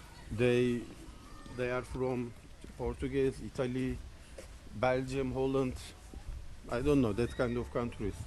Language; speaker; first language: English; non-native, learner; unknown